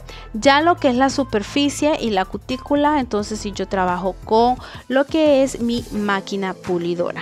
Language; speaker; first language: Spanish; native; Spanish